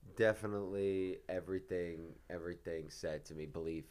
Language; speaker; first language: English; early bilingual, other home language; Ukrainian